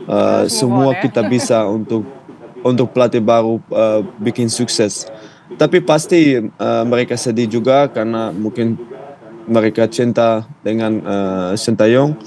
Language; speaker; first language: Indonesian; non-native, fluent; Dutch